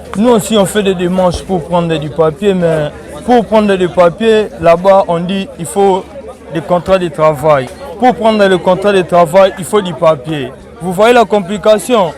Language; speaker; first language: French; non-native, local second language; Lingala